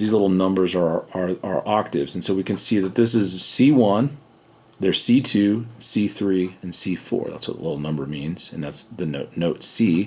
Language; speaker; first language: English; native; English